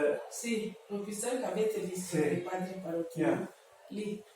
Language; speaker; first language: Italian; non-native, learner; French